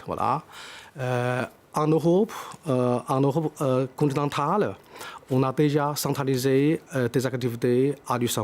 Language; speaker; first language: French; non-native, fluent; Chinese